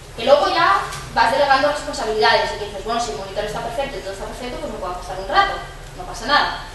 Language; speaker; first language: Spanish; non-native, local second language; Catalan